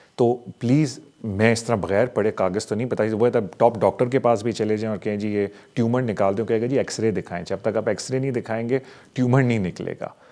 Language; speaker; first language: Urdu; native; Urdu